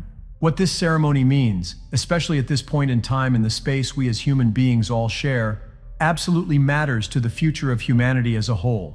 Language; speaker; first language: English; native; English